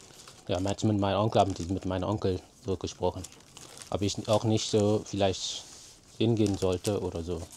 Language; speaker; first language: German; non-native, fluent; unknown